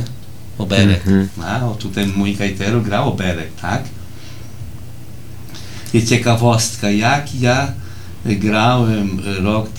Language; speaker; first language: Polish; early bilingual, heritage; Portuguese